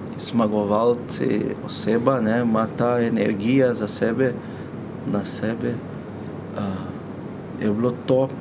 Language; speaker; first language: Slovenian; non-native, fluent; Portuguese